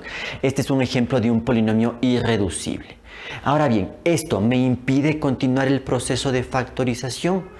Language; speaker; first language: Spanish; native; Spanish